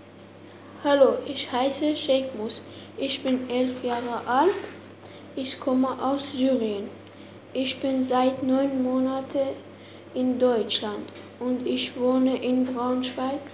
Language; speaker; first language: German; early bilingual, other home language; Kurdish